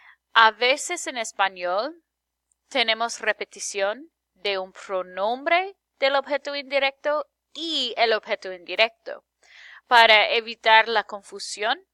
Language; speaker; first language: Spanish; non-native, fluent; English